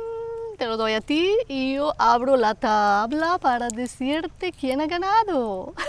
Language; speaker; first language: Spanish; non-native, fluent; Italian